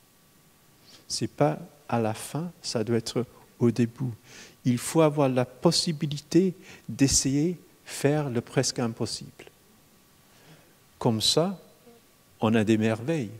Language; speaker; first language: French; non-native, fluent; English